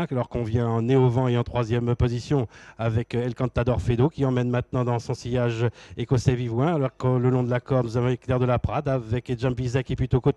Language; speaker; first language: French; native; French